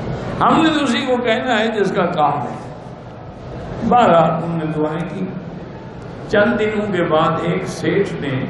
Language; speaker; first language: Urdu; native; Urdu